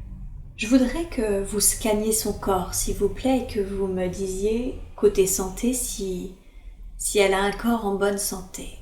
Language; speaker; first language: French; native; French